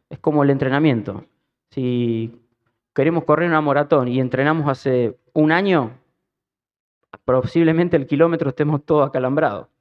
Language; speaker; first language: Spanish; native; Spanish